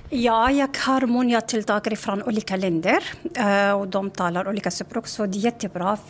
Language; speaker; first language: Swedish; non-native, learner; Arabic